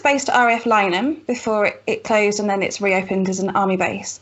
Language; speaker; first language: English; native; English